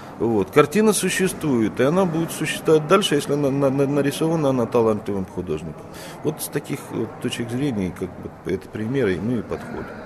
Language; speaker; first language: Russian; native; Russian